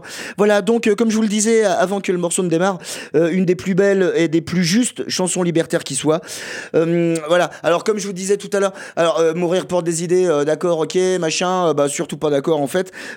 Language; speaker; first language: French; native; French